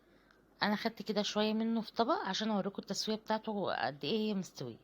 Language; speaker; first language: Arabic; native; Arabic